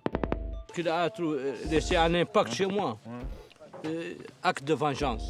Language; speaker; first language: French; non-native, local second language; Arabic